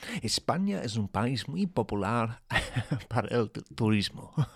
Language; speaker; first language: Spanish; non-native, learner; English